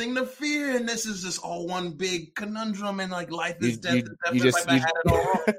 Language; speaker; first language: English; early bilingual, other home language; Yoruba